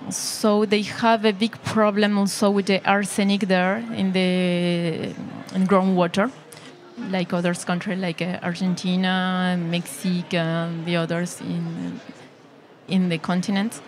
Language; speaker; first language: English; non-native, learner; Spanish